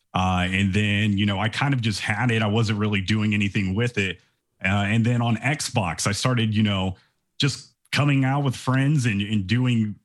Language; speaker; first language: English; native; English